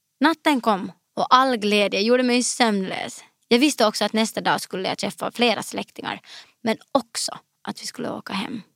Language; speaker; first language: Swedish; native; Swedish